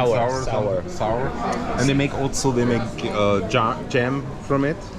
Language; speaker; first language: English; non-native, fluent; German